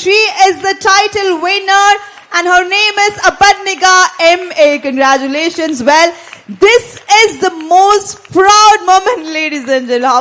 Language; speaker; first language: English; non-native, local second language; Malayalam